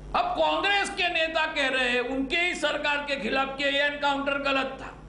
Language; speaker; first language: Hindi; non-native, local second language; Gujarati